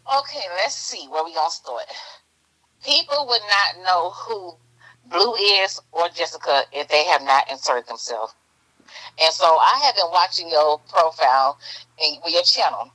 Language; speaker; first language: English; native; English